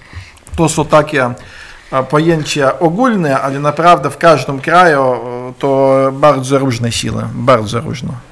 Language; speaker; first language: Polish; non-native, learner; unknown